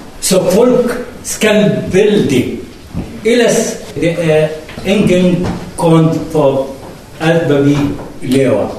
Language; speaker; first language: Danish; non-native, learner; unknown